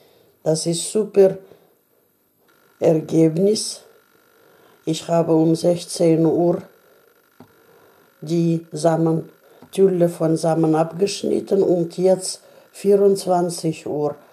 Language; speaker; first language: German; non-native, learner; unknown